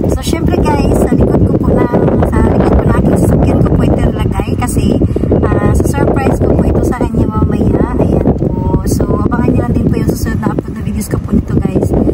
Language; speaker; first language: Filipino; non-native, local second language; Cebuano